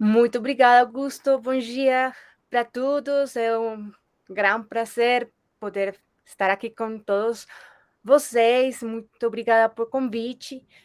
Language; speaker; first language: Portuguese; non-native, fluent; Spanish